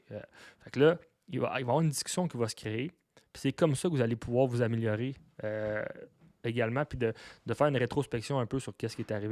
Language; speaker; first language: French; native; French